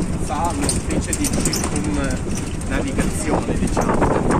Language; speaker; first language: Italian; native; Italian